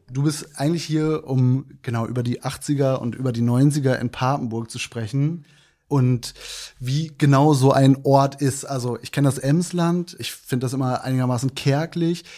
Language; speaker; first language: German; native; German